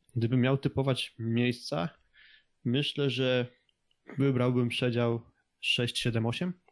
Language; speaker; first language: Polish; native; Polish